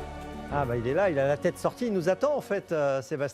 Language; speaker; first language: French; native; French